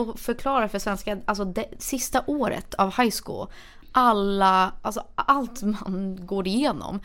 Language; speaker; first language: Swedish; early bilingual, heritage; Swedish